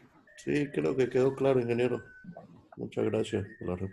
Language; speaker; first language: Spanish; native; Spanish